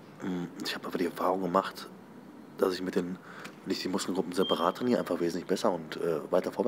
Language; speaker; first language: German; native; German